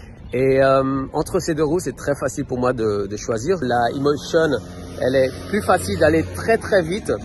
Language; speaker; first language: French; non-native, learner; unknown